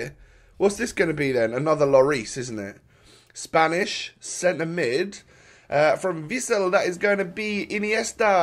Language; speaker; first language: English; native; English